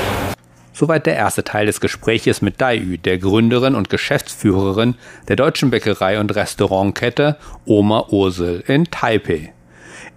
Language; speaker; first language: German; non-native, fluent; Chinese